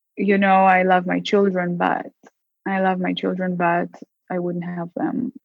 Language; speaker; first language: English; non-native, fluent; Hebrew